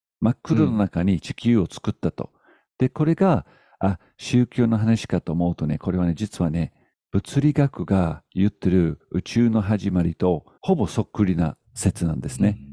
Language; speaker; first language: Japanese; native; Japanese